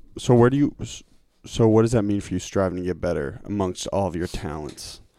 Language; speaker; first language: English; native; English